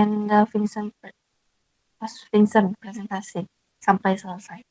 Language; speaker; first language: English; non-native, learner; Indonesian